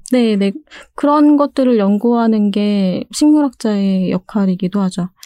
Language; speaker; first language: Korean; native; Korean